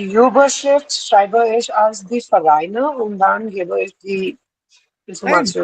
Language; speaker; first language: German; non-native, learner; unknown